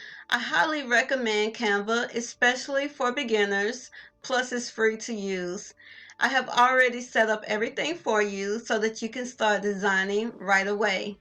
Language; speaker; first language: English; native; English